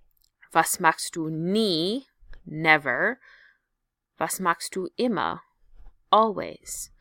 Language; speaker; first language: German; non-native, fluent; English